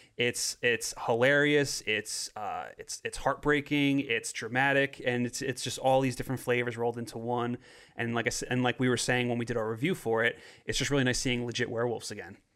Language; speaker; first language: English; native; English